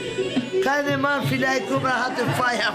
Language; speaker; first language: German; non-native, learner; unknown